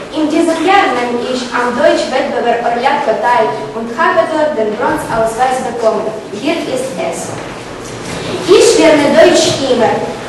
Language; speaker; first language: German; non-native, learner; Ukrainian